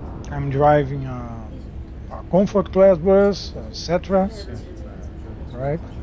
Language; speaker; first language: English; non-native, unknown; Portuguese